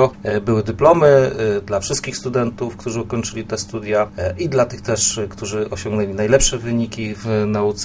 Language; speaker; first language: Polish; native; Polish